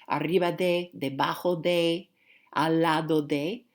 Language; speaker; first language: Spanish; non-native, fluent; English